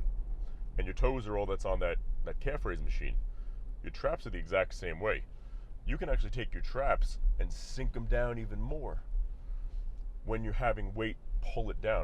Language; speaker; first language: English; native; English